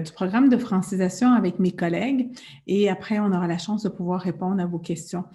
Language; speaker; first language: French; native; French